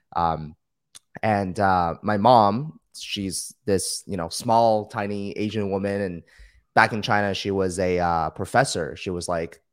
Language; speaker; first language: English; early bilingual, other home language; Chinese